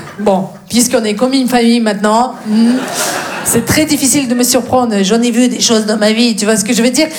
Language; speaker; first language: French; non-native, fluent; Russian